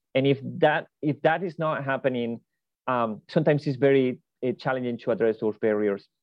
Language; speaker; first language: English; non-native, fluent; Spanish